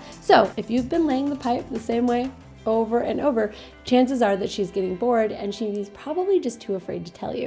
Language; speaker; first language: English; native; English